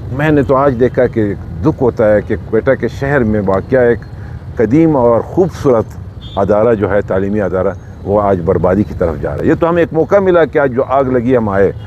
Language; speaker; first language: Urdu; non-native, local second language; Pashto